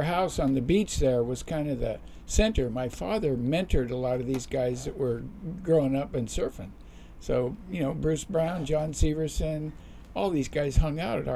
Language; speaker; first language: English; native; English